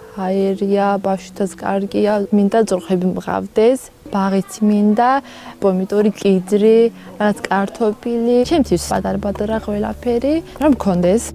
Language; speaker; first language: Georgian; non-native, local second language; Azerbaijani